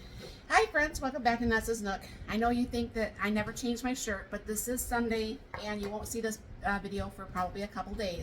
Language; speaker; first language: English; native; English